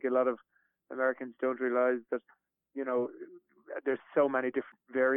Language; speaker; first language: English; native; English